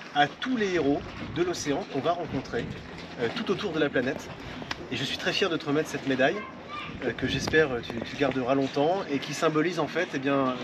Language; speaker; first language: French; native; French